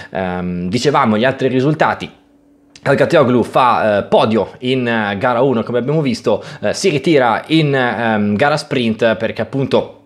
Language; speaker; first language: Italian; native; Italian